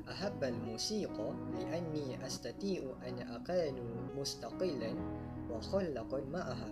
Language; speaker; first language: Arabic; non-native, learner; Malay